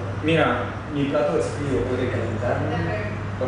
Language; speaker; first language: Spanish; non-native, learner; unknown